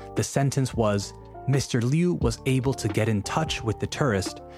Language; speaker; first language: English; non-native, fluent; Spanish